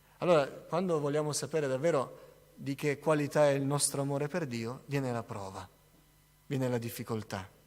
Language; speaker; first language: Italian; native; Italian